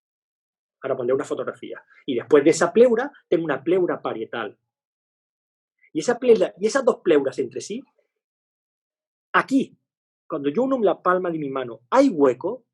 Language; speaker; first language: Spanish; native; Spanish